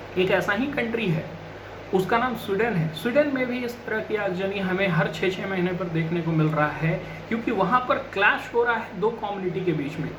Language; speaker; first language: Hindi; native; Hindi